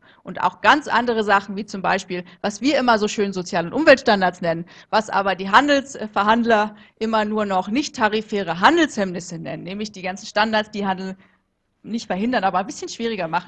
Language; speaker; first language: German; native; German